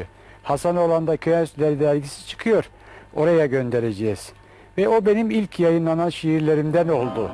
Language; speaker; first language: Turkish; native; Turkish